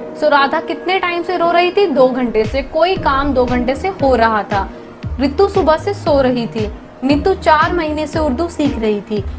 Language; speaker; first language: Hindi; native; Hindi